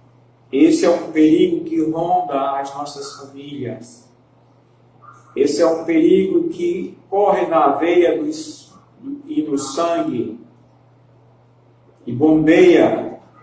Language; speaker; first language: Portuguese; native; Portuguese